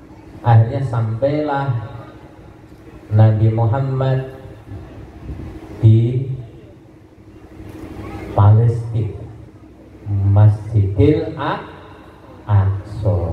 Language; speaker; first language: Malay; non-native, local second language; Javanese